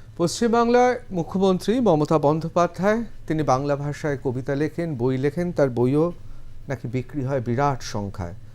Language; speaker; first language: Bangla; native; Bangla